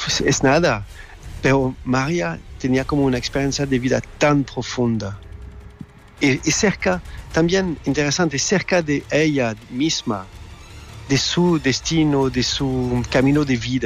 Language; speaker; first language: Spanish; non-native, fluent; French